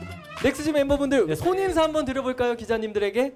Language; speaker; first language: Korean; native; Korean